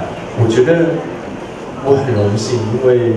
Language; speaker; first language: Chinese; native; Chinese